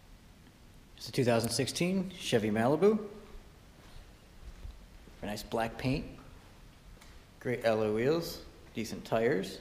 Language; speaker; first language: English; native; English